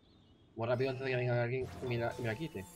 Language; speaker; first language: Spanish; native; Spanish